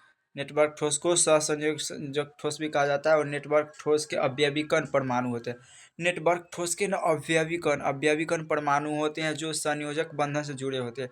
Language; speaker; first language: Hindi; native; Hindi